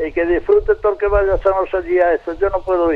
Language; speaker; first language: Spanish; native; Spanish